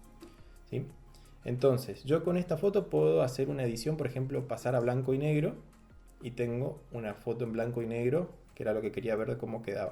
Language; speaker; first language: Spanish; native; Spanish